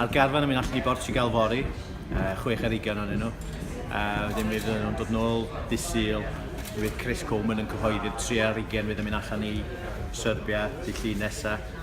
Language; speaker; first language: Welsh; native; Welsh